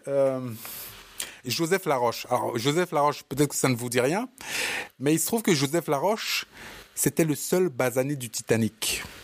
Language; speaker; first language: French; early bilingual, other home language; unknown